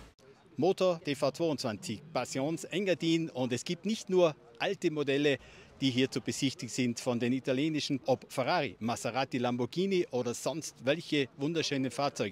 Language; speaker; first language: German; native; German